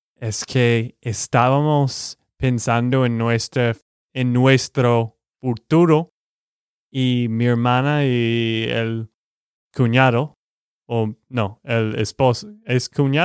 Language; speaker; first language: Spanish; non-native, learner; English